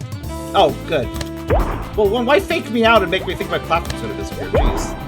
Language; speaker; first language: English; native; English